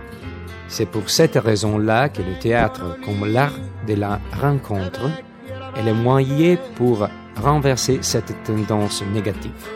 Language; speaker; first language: French; non-native, fluent; Italian